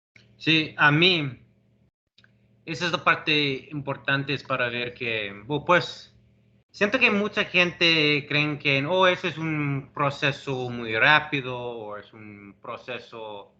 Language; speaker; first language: Spanish; early bilingual, heritage; English